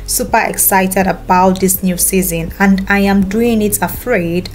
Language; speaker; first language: English; non-native, local second language; Yoruba